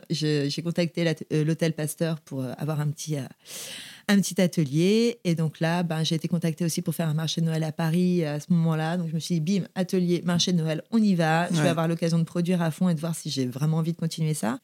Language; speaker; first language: French; native; French